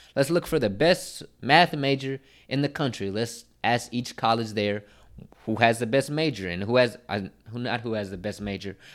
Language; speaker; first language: English; native; English